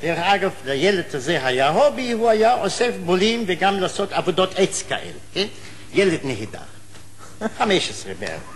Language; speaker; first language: Hebrew; non-native, fluent; German